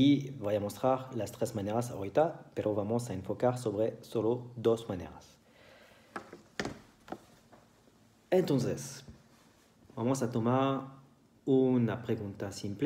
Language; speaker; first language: Spanish; non-native, fluent; French